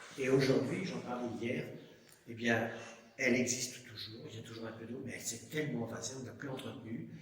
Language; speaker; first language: French; native; French